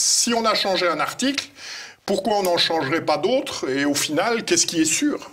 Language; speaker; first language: French; native; French